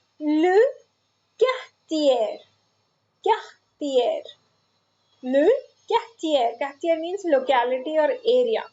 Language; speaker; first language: French; non-native, fluent; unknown